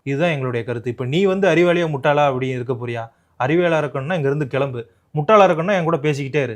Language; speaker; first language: Tamil; native; Tamil